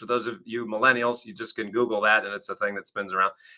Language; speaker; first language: English; native; English